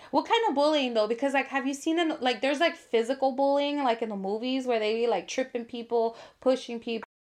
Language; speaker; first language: English; early bilingual, other home language; Spanish